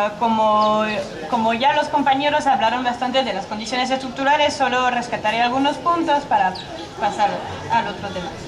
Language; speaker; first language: Spanish; non-native, fluent; French